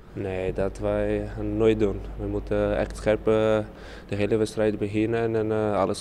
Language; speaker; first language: Dutch; non-native, learner; Portuguese